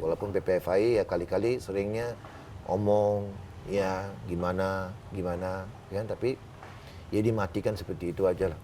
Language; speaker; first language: Indonesian; non-native, fluent; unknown